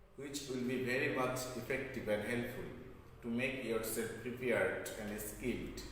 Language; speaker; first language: English; non-native, local second language; Bangla